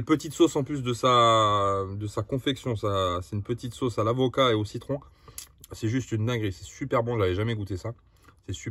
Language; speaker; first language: French; native; French